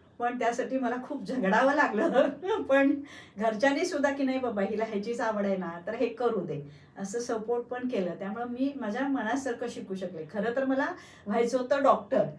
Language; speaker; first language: Marathi; non-native, local second language; Gujarati